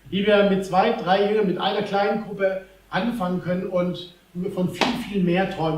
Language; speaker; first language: German; native; German